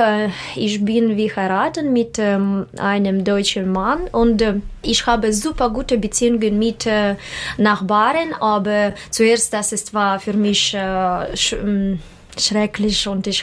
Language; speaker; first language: German; non-native, learner; Russian